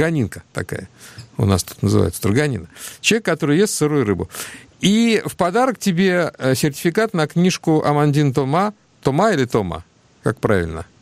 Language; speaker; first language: Russian; native; Russian